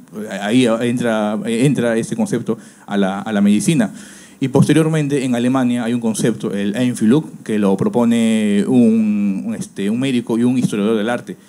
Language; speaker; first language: Spanish; native; Spanish